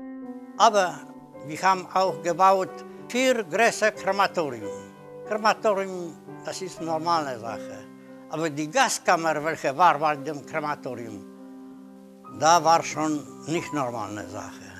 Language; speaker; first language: German; non-native, learner; Polish